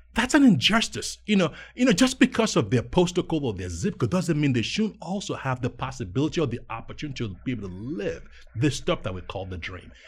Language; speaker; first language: English; non-native, local second language; Yoruba